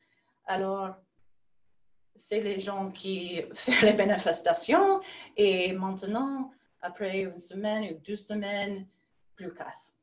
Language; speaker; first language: French; non-native, learner; English